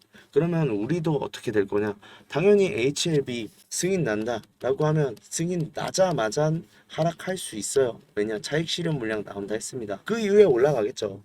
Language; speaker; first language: Korean; native; Korean